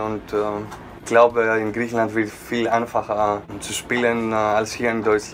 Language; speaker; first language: German; non-native, fluent; Greek